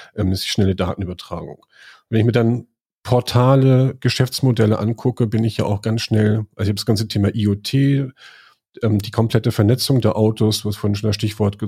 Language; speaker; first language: German; native; German